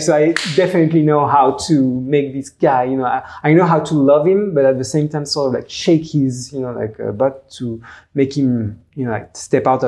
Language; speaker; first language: English; non-native, fluent; French